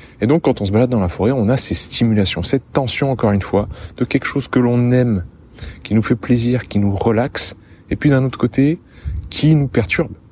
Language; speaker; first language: French; native; French